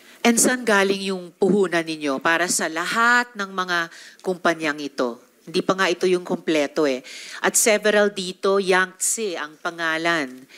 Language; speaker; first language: Filipino; native; Filipino